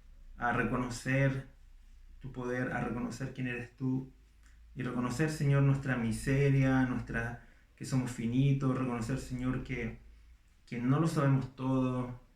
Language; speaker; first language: Spanish; native; Spanish